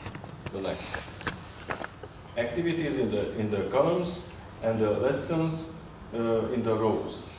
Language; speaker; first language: English; non-native, learner; Hungarian